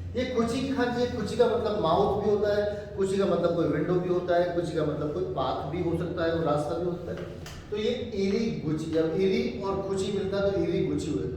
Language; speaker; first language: Urdu; native; Urdu